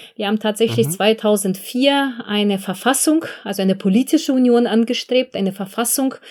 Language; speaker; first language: German; non-native, fluent; Russian